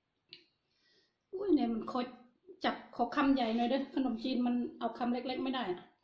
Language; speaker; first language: Thai; non-native, local second language; Northeastern Thai